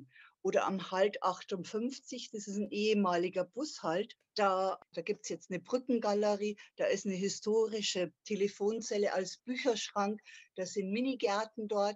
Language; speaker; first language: German; native; German